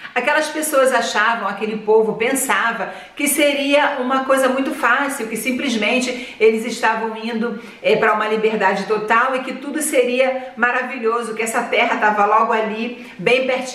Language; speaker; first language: Portuguese; native; Portuguese